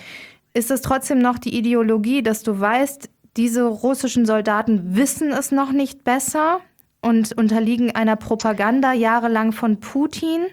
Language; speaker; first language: German; native; German